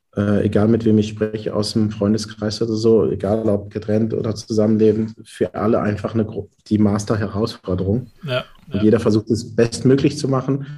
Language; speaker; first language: German; native; German